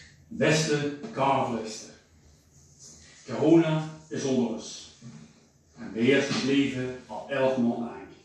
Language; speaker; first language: Dutch; native; Dutch